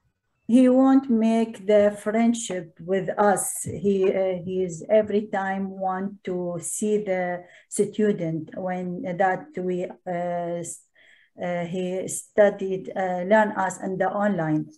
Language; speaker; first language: English; non-native, learner; Arabic